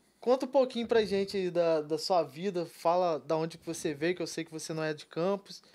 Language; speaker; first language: Portuguese; native; Portuguese